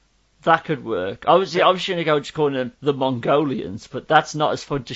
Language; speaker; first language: English; native; English